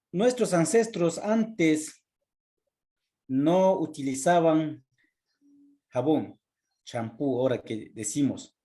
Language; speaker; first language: Spanish; non-native, local second language; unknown